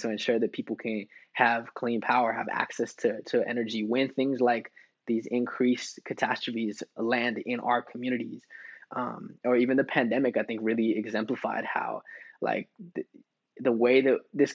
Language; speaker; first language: English; native; English